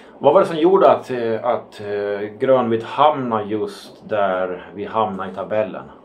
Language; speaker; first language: Swedish; native; Swedish